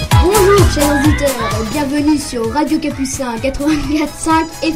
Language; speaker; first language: French; native; French